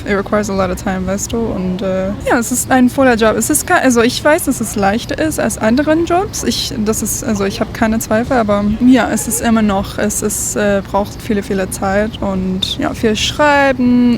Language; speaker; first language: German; non-native, fluent; English